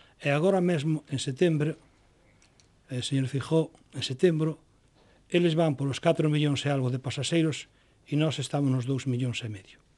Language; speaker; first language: Galician; non-native, local second language; Spanish